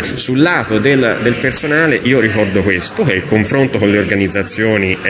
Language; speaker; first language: Italian; native; Italian